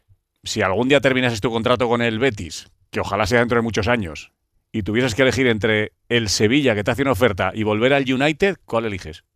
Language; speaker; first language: Spanish; native; Spanish